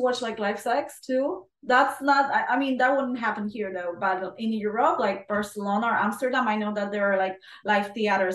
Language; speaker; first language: English; non-native, fluent; Italian